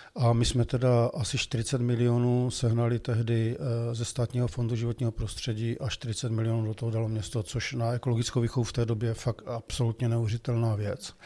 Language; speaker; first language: Czech; native; Czech